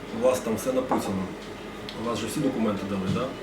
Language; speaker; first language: Ukrainian; native; Ukrainian